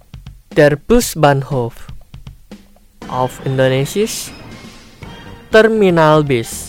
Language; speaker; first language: German; non-native, fluent; Indonesian